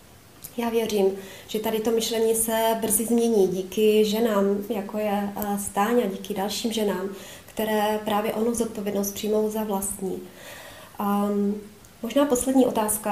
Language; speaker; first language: Czech; native; Czech